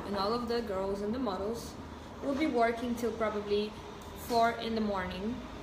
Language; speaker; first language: English; non-native, fluent; Russian